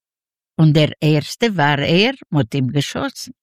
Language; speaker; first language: German; non-native, learner; Yiddish